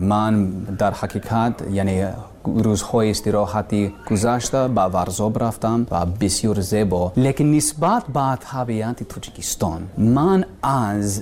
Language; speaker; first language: Persian; non-native, learner; English